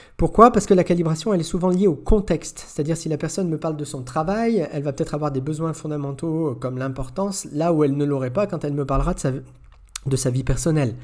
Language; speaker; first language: French; native; French